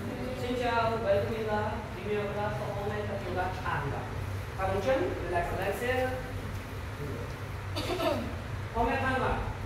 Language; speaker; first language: Vietnamese; non-native, learner; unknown